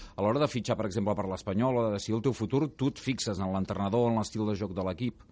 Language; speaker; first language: Catalan; native; Catalan